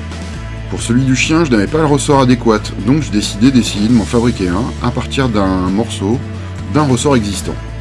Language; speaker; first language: French; native; French